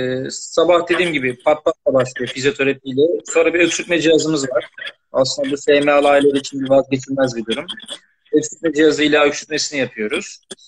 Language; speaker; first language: Turkish; native; Turkish